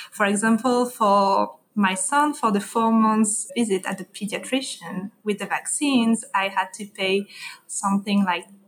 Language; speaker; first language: English; non-native, fluent; French